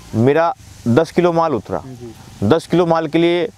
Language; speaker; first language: Hindi; native; Hindi